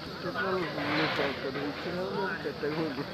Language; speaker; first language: Hindi; non-native, local second language; Malayalam